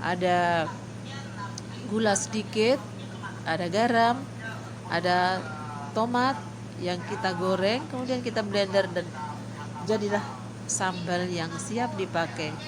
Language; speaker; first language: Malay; non-native, local second language; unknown